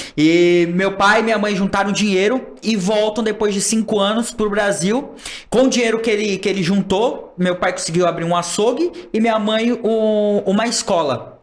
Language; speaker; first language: Portuguese; native; Portuguese